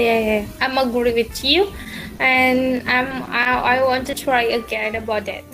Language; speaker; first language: English; non-native, learner; Indonesian